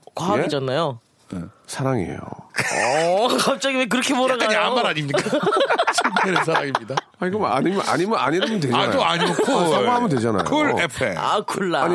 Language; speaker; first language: Korean; native; Korean